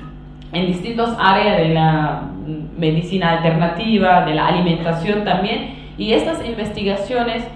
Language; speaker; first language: Spanish; non-native, fluent; Kurdish